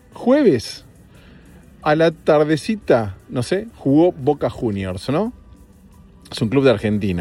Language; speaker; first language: Spanish; native; Spanish